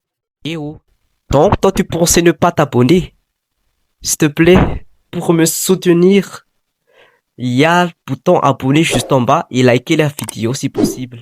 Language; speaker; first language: French; non-native, local second language; Malagasy